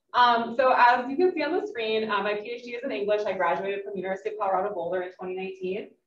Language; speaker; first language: English; native; English